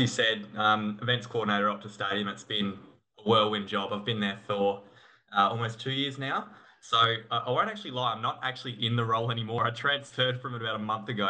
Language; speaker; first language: English; native; English